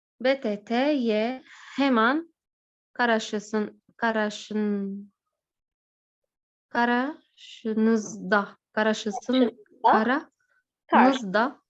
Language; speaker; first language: Turkish; non-native, learner; Arabic